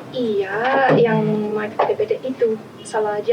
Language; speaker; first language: Indonesian; non-native, learner; Malagasy